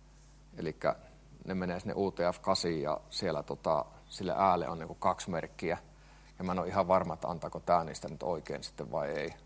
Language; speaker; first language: Finnish; native; Finnish